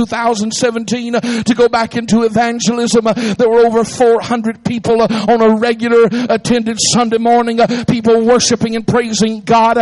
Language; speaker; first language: English; native; English